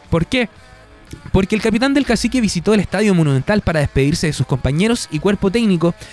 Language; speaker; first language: Spanish; native; Spanish